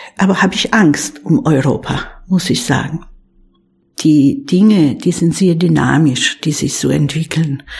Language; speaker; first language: German; non-native, fluent; Polish